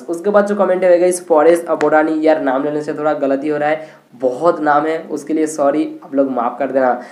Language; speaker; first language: Hindi; non-native, local second language; Bangla